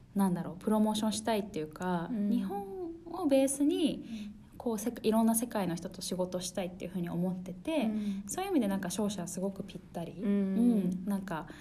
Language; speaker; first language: Japanese; early bilingual, other home language; Chinese